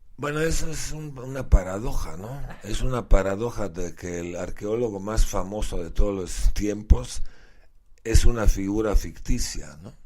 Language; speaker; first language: Spanish; non-native, fluent; Slovenian